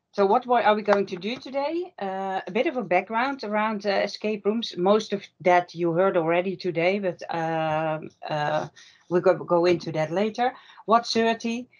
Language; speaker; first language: English; non-native, fluent; Dutch